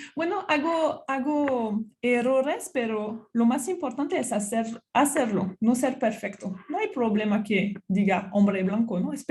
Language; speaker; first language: Spanish; non-native, fluent; French